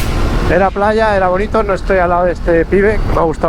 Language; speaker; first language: Spanish; native; Spanish